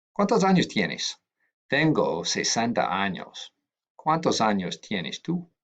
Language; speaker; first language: Spanish; non-native, fluent; English